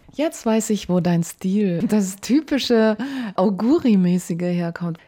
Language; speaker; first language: German; native; German